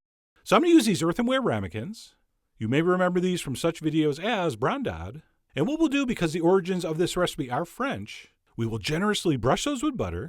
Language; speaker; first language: English; native; English